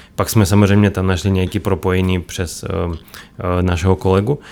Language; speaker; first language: Czech; non-native, fluent; Russian